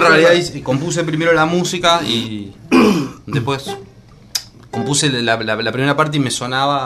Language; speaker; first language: Spanish; native; Spanish